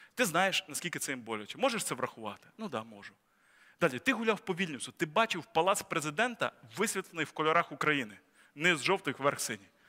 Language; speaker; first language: Ukrainian; native; Ukrainian